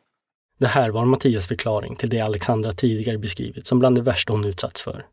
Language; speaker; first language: Swedish; native; Swedish